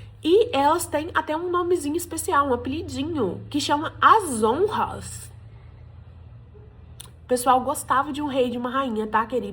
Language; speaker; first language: Portuguese; native; Portuguese